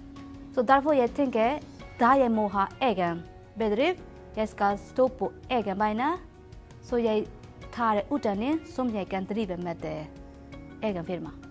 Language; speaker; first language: Norwegian; non-native, learner; Burmese